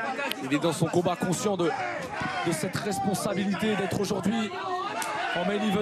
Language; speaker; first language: French; native; French